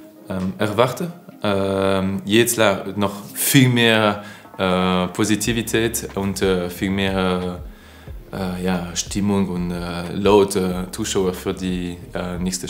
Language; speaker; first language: German; non-native, learner; French